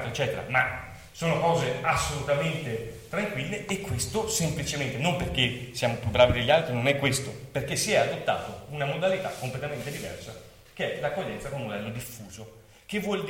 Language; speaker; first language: Italian; native; Italian